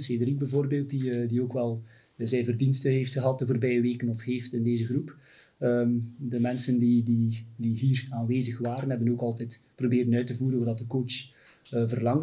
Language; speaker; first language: Dutch; native; Dutch